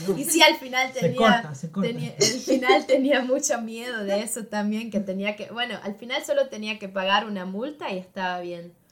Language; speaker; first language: Spanish; non-native, fluent; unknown